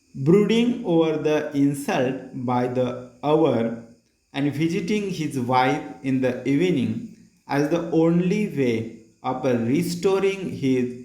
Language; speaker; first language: English; non-native, local second language; Marathi